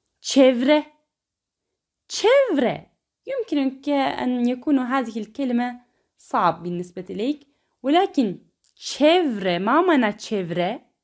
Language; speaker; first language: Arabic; non-native, fluent; Turkish